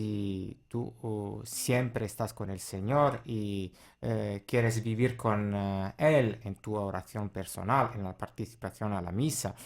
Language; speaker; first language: Spanish; non-native, fluent; Italian